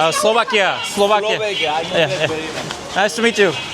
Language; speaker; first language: English; non-native, learner; Slovak